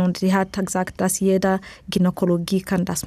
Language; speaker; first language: German; non-native, learner; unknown